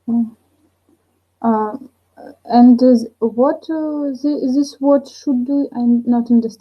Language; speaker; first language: English; non-native, learner; Russian